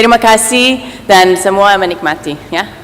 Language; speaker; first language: Indonesian; non-native, fluent; English